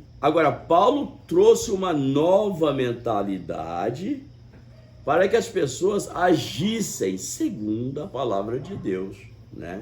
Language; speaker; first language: Portuguese; native; Portuguese